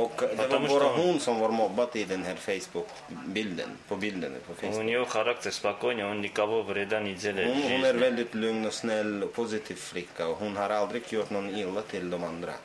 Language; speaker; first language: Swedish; non-native, fluent; Russian